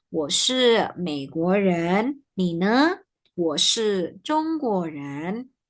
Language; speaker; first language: Chinese; non-native, fluent; Indonesian